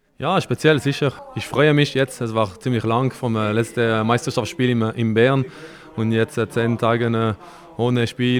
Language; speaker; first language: German; non-native, local second language; French